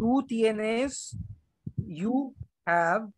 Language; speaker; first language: Spanish; non-native, learner; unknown